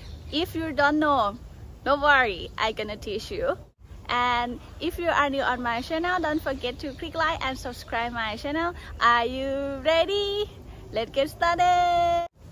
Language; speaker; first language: English; non-native, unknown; Thai